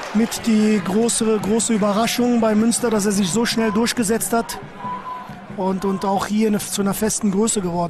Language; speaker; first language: German; native; German